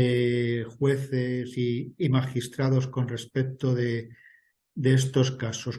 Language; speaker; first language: Spanish; native; Spanish